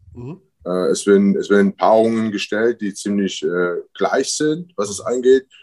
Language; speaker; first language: German; early bilingual, other home language; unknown